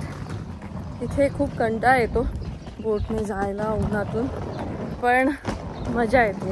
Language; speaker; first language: Marathi; native; Marathi